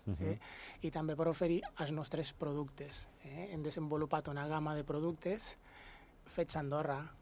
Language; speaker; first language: Catalan; non-native, local second language; Spanish